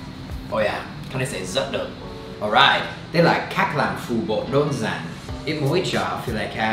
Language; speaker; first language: Vietnamese; non-native, fluent; English